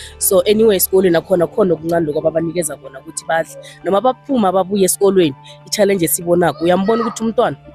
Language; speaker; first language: Zulu; native; Zulu